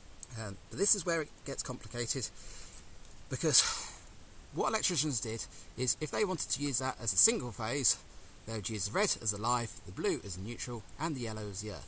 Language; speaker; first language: English; native; English